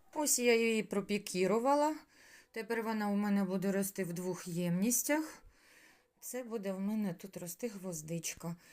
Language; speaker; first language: Ukrainian; native; Ukrainian